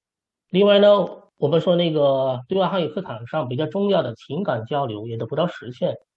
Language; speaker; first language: Chinese; native; Chinese